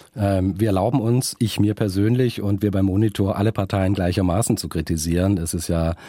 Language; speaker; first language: German; native; German